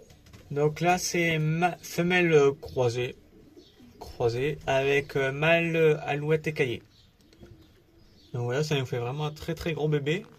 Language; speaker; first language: French; native; French